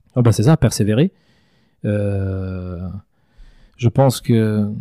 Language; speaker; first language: French; native; French